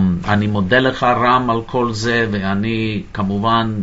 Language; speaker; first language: Hebrew; non-native, fluent; English